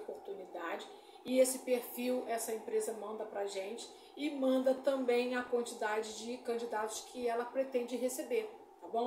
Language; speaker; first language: Portuguese; native; Portuguese